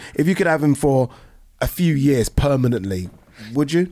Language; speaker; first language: English; native; English